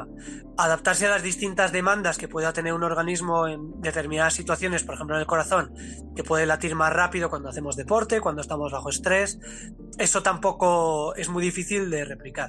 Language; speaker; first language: Spanish; native; Spanish